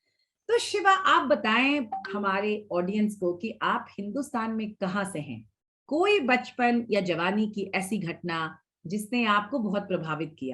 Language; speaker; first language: Hindi; native; Hindi